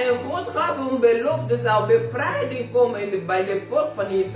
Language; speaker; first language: Dutch; non-native, learner; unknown